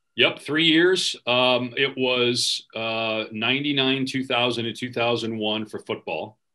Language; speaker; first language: English; native; English